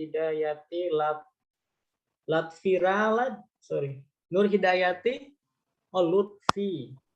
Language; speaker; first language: English; non-native, fluent; Indonesian